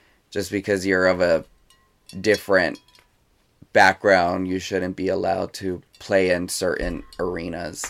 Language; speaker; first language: English; early bilingual, other home language; Spanish